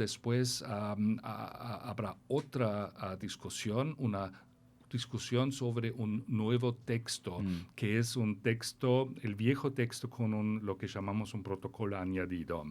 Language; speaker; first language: Spanish; non-native, fluent; German